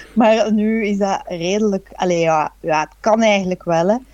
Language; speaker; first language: Dutch; native; Dutch